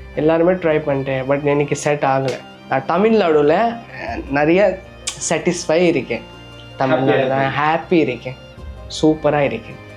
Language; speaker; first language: Tamil; non-native, learner; Nepali